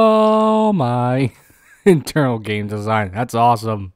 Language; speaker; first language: English; native; English